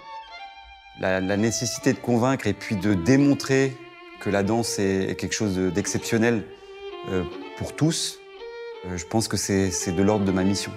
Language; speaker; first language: French; native; French